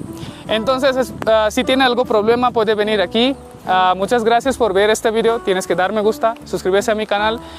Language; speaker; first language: Spanish; non-native, learner; Hindi